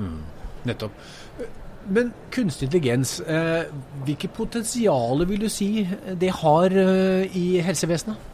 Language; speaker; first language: Norwegian; native; Norwegian